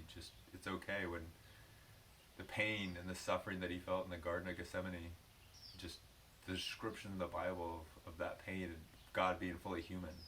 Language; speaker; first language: English; native; English